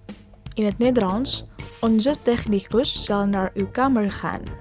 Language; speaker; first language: Dutch; non-native, learner; Indonesian